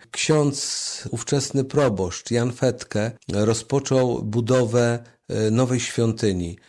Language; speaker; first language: Polish; native; Polish